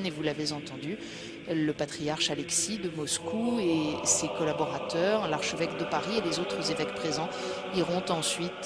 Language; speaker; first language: French; native; French